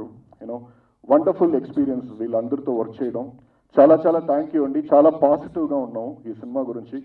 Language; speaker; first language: Telugu; non-native, fluent; Tamil